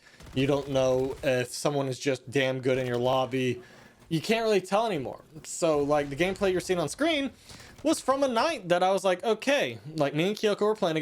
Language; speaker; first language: English; native; English